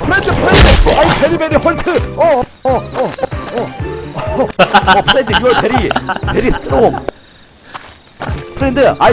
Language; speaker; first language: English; non-native, learner; Korean